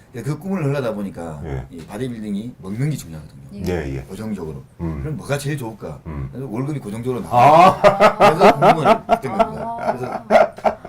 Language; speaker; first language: Korean; native; Korean